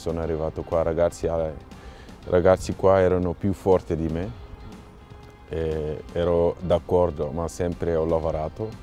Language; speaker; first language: Italian; non-native, fluent; French